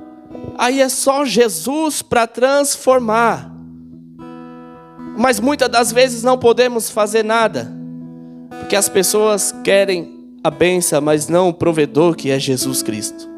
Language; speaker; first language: Portuguese; native; Portuguese